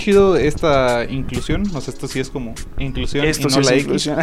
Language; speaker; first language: Spanish; native; Spanish